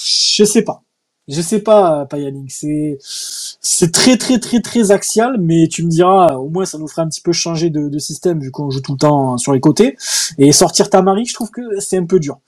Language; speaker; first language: French; native; French